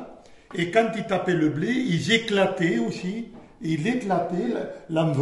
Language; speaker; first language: French; native; French